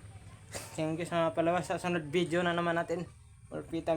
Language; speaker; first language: Filipino; non-native, local second language; Cebuano